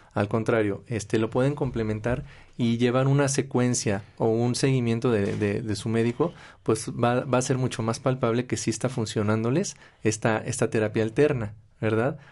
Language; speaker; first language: Spanish; native; Spanish